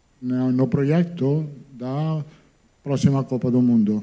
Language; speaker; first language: Portuguese; non-native, learner; Italian